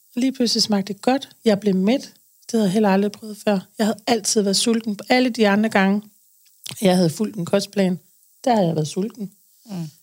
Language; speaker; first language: Danish; native; Danish